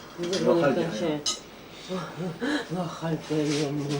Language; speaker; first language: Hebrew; non-native, fluent; Russian